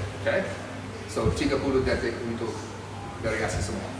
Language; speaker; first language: Indonesian; non-native, fluent; English